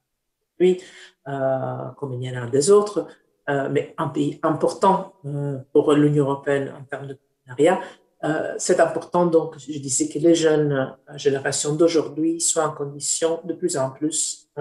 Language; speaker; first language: French; non-native, fluent; Italian